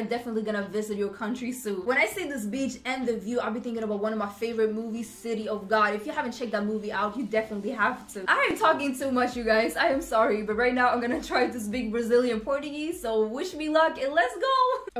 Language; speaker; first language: English; non-native, fluent; Swedish